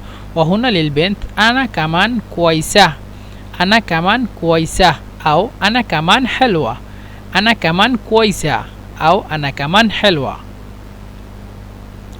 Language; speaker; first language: Arabic; non-native, fluent; Bangla